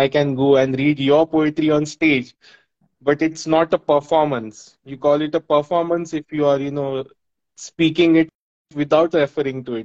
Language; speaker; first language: English; non-native, local second language; Marathi